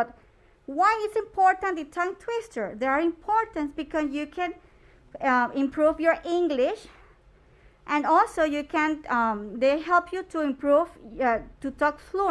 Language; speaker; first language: English; non-native, fluent; Spanish